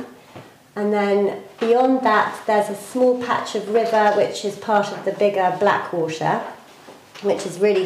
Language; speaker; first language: English; native; English